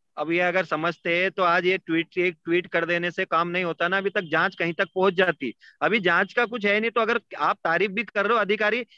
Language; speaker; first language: Hindi; native; Hindi